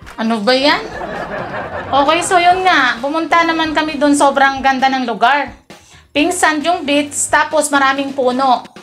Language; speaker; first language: Filipino; native; Filipino